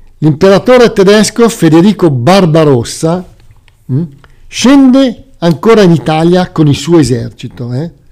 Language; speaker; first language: Italian; native; Italian